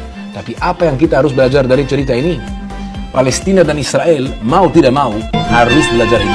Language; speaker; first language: Indonesian; non-native, fluent; Hebrew